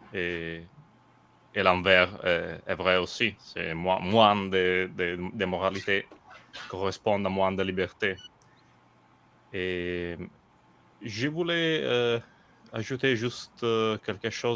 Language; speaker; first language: French; non-native, fluent; Italian